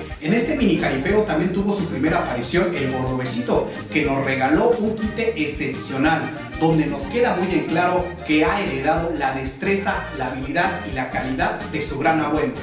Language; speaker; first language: Spanish; native; Spanish